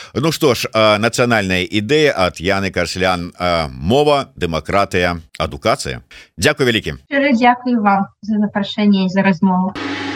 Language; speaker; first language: Belarusian; non-native, local second language; Russian